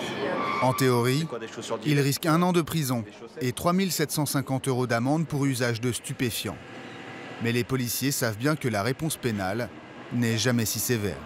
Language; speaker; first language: French; native; French